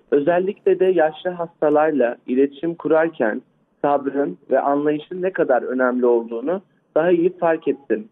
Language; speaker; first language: Turkish; early bilingual, other home language; Arabic